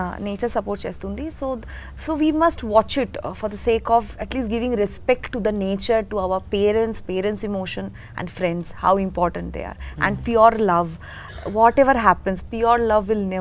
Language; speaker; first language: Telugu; non-native, learner; Bangla